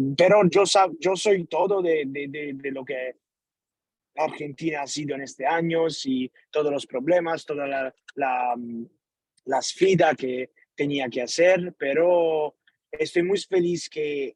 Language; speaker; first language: Spanish; non-native, learner; Italian